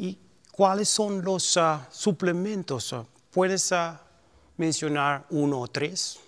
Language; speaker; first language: Spanish; non-native, fluent; Papiamento